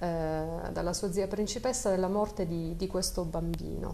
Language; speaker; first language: Italian; native; Italian